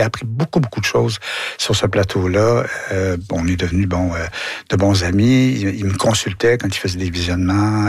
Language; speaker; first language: French; native; French